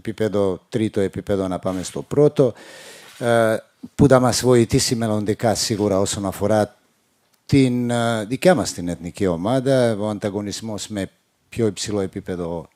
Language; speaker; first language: Greek; non-native, fluent; Serbian